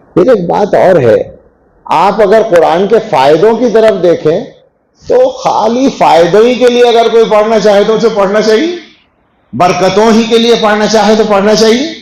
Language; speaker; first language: Urdu; native; Urdu